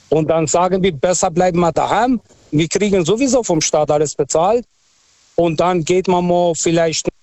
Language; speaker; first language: German; non-native, fluent; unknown